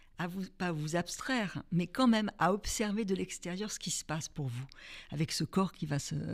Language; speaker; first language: French; native; French